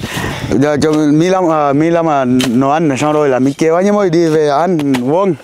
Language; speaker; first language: Vietnamese; non-native, learner; Portuguese